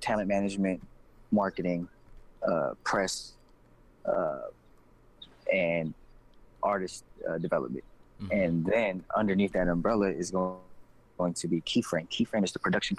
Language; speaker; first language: English; native; English